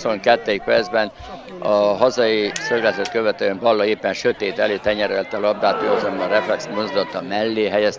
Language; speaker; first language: Hungarian; native; Hungarian